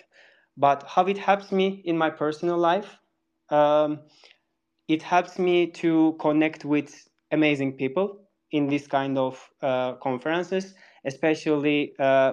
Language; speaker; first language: English; non-native, fluent; Turkish